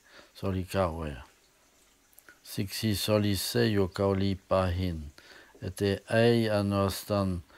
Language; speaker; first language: Finnish; non-native, fluent; French